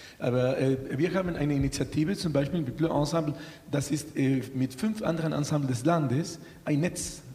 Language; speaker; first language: German; non-native, fluent; Spanish